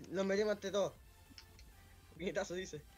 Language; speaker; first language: Spanish; native; Spanish